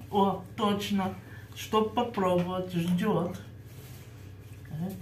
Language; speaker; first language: Russian; native; Russian